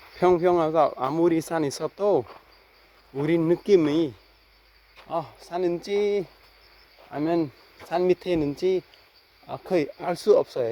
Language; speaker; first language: Korean; non-native, fluent; Khmer